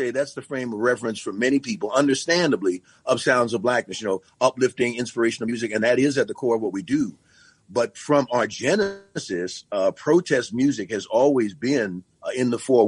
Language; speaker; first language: English; native; English